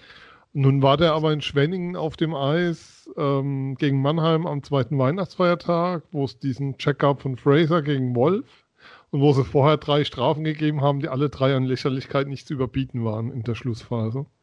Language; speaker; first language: German; native; German